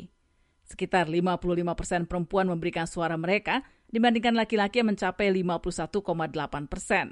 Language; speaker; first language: Indonesian; native; Indonesian